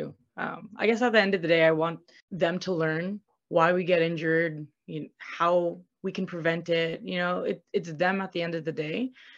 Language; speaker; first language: English; native; English